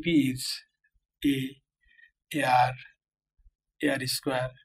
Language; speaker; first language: English; non-native, local second language; Nepali